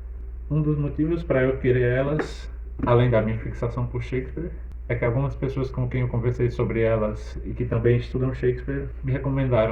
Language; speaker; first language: Portuguese; native; Portuguese